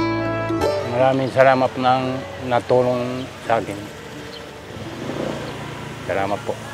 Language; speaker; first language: Filipino; non-native, learner; Japanese